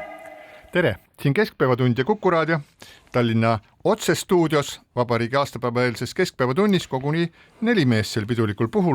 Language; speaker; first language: Estonian; native; Estonian